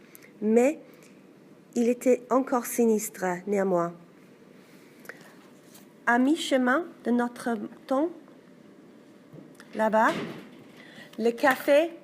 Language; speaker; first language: French; non-native, learner; English